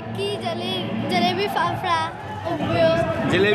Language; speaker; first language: Hindi; non-native, local second language; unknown